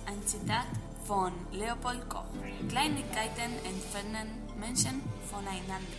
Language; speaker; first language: German; non-native, learner; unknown